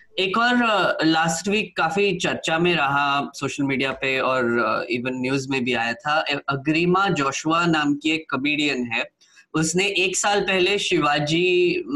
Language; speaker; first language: Hindi; non-native, local second language; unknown